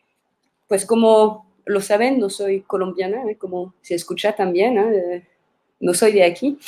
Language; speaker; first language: Spanish; non-native, fluent; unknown